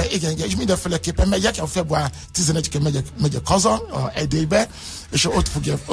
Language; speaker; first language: Hungarian; non-native, learner; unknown